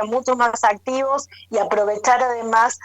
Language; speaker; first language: Spanish; native; Spanish